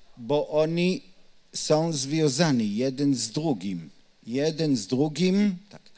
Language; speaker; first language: Polish; non-native, learner; Hebrew